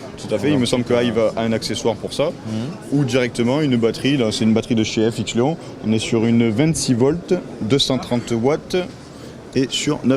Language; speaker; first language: French; native; French